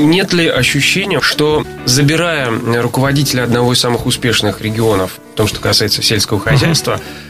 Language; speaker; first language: Russian; native; Russian